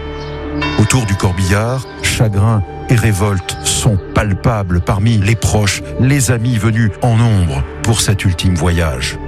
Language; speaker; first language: French; native; French